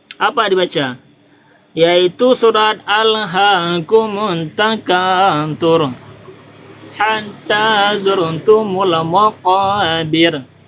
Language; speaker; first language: Malay; non-native, local second language; Achinese